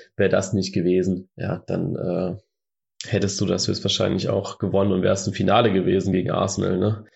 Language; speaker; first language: German; native; German